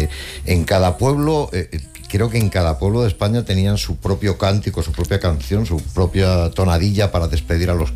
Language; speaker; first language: Spanish; native; Spanish